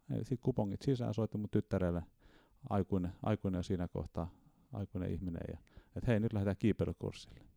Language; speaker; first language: Finnish; native; Finnish